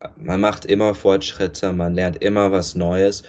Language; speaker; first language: German; non-native, fluent; English